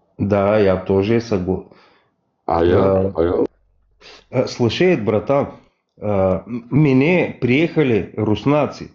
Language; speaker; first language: Russian; non-native, learner; Bulgarian